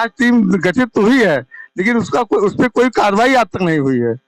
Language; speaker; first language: Hindi; native; Hindi